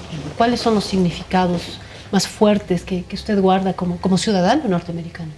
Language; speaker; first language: Spanish; native; Spanish